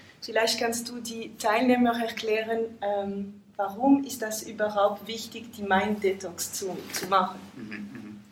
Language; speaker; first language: German; non-native, fluent; French